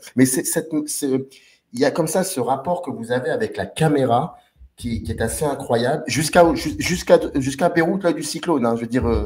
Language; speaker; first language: French; native; French